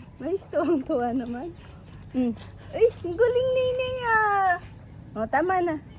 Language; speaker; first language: Filipino; native; Filipino